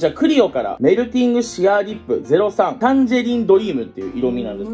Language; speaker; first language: Japanese; native; Japanese